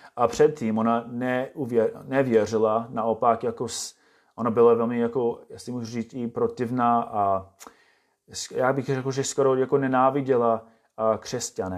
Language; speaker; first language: Czech; non-native, fluent; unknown